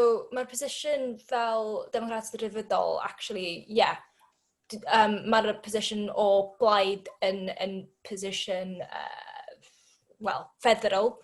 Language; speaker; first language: Welsh; non-native, learner; English